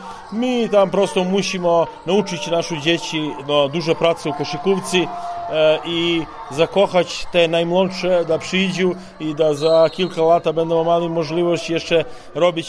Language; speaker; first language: Polish; non-native, learner; Serbian